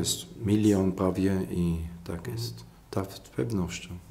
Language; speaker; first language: Polish; non-native, fluent; German